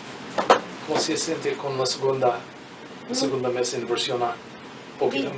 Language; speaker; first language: Spanish; non-native, learner; English